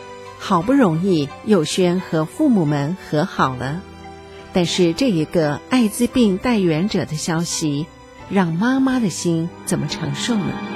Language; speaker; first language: Chinese; native; Chinese